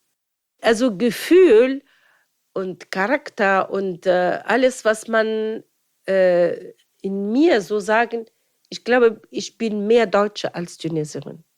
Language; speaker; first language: German; non-native, fluent; Arabic